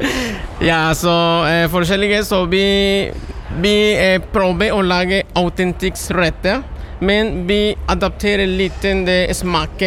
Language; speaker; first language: Norwegian; non-native, learner; Spanish